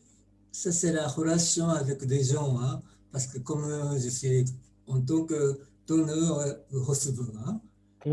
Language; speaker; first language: French; non-native, learner; Japanese